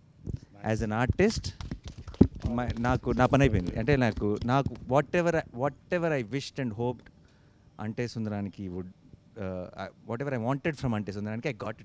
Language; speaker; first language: Telugu; native; Telugu